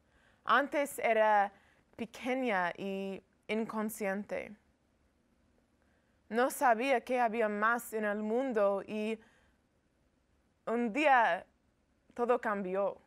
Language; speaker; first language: Spanish; non-native, learner; English